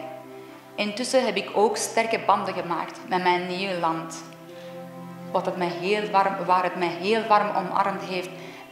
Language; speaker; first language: Dutch; non-native, fluent; Persian